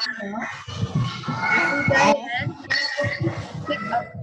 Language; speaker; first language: English; non-native, learner; Vietnamese